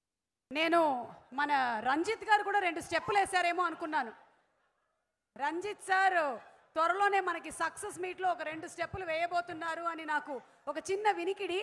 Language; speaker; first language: Telugu; native; Telugu